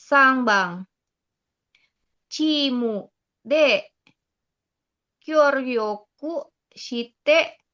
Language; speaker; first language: Japanese; non-native, learner; Indonesian